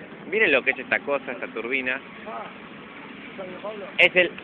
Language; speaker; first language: Spanish; native; Spanish